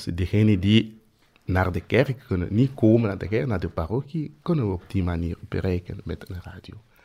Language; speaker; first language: Dutch; non-native, fluent; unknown